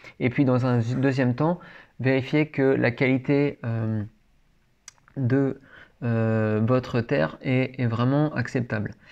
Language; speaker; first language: French; native; French